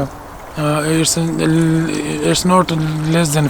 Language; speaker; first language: English; non-native, learner; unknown